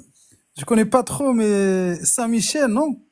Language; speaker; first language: French; non-native, fluent; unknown